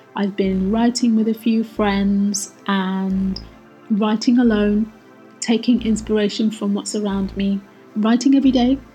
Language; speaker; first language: English; native; English